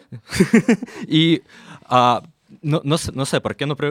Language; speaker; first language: Spanish; non-native, learner; Russian